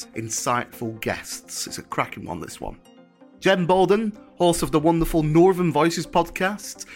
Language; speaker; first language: English; native; English